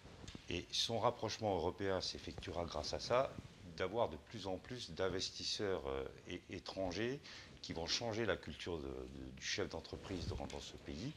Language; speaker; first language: French; native; French